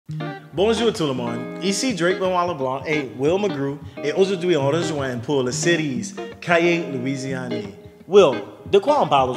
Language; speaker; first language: French; non-native, local second language; English